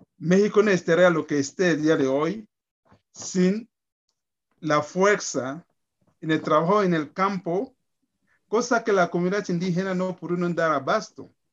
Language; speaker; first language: Spanish; native; Spanish